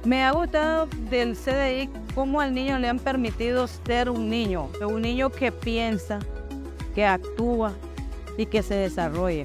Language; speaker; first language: Spanish; native; Spanish